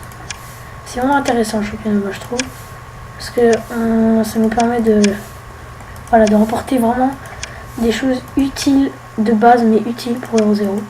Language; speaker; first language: French; native; French